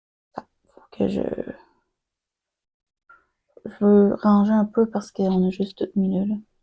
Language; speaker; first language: French; native; French